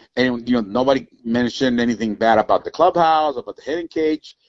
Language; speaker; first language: English; non-native, fluent; Spanish